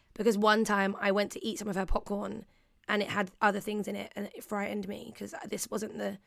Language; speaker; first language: English; native; English